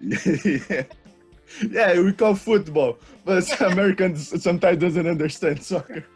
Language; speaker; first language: English; non-native, learner; Portuguese